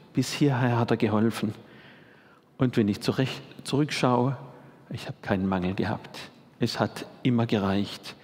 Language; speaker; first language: German; native; German